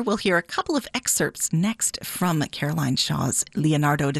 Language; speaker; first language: English; native; English